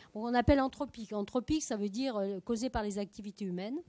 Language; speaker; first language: French; native; French